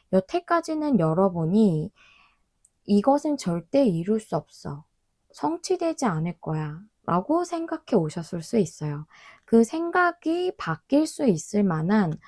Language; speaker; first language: Korean; native; Korean